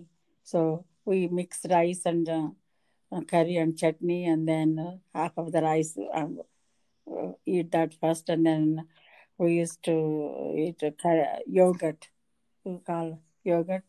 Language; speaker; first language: English; non-native, local second language; Telugu